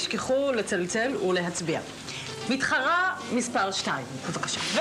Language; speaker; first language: Hebrew; native; Hebrew